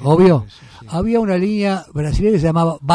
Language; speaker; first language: Spanish; native; Spanish